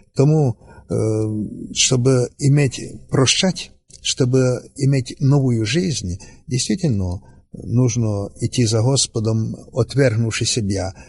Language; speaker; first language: Russian; non-native, local second language; Rusyn